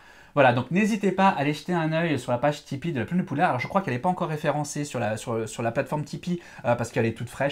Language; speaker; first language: French; native; French